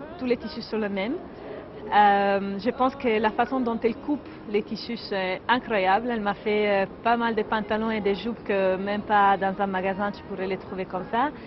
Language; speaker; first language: French; non-native, fluent; Italian